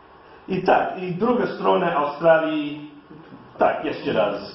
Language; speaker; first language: Polish; non-native, learner; English